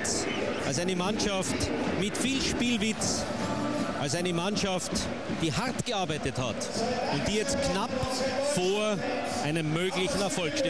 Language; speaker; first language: German; native; German